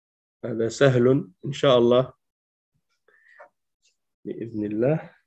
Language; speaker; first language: Arabic; non-native, fluent; French